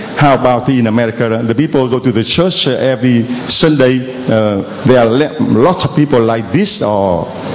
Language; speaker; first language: English; non-native, learner; Vietnamese